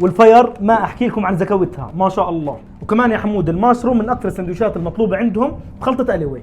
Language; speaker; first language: Arabic; native; Arabic